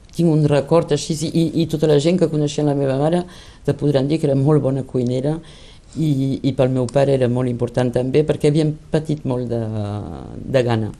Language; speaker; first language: Catalan; early bilingual, heritage; Catalan